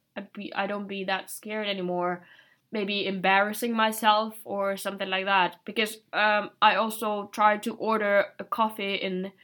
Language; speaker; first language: English; non-native, fluent; Finnish